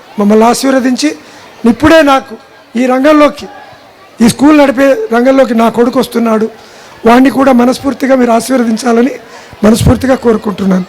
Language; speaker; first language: Telugu; non-native, local second language; Kannada